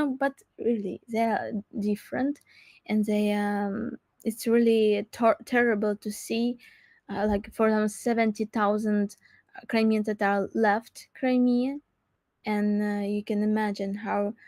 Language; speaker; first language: English; non-native, learner; Crimean Tatar